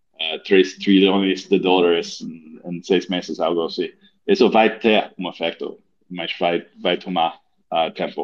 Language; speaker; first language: Portuguese; non-native, learner; English